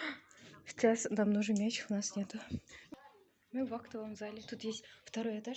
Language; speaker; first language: Russian; non-native, local second language; Kyrgyz